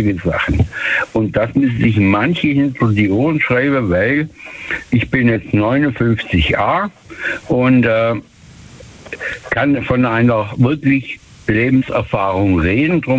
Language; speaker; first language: German; native; German